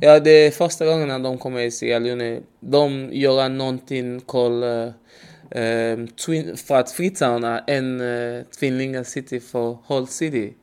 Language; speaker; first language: Swedish; non-native, learner; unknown